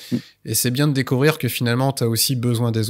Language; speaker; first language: French; native; French